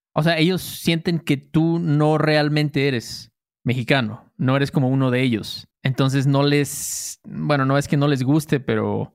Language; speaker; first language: Spanish; native; Spanish